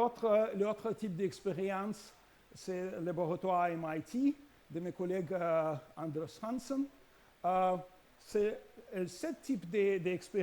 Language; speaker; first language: French; non-native, learner; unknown